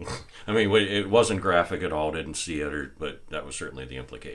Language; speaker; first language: English; native; English